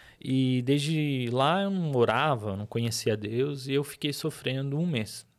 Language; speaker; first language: Portuguese; early bilingual, other home language; Arabic